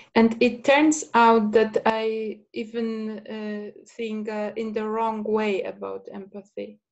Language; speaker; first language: English; non-native, fluent; Polish